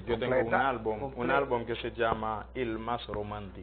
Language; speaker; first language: Spanish; non-native, learner; Haitian Creole